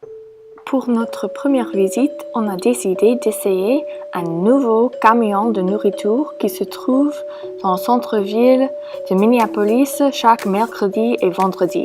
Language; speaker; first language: French; non-native, learner; English